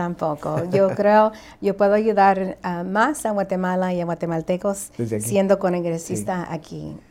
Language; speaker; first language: Spanish; early bilingual, heritage; Spanish